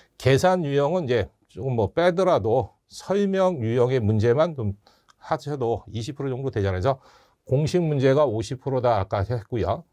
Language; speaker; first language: Korean; native; Korean